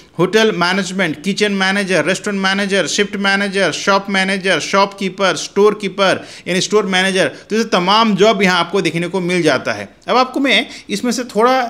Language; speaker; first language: Hindi; native; Hindi